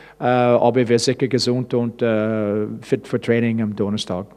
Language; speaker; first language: German; non-native, learner; English